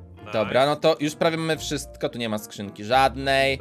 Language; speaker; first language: Polish; native; Polish